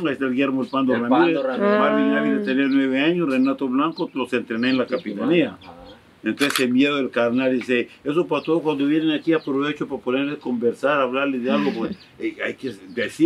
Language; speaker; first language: Spanish; native; Spanish